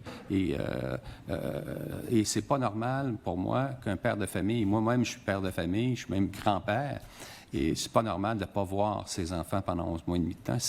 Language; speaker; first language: French; native; French